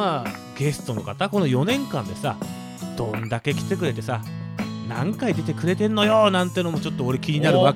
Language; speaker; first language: Japanese; native; Japanese